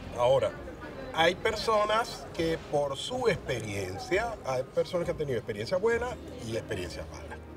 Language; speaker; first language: Spanish; native; Spanish